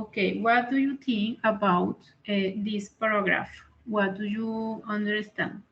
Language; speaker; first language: English; non-native, learner; Spanish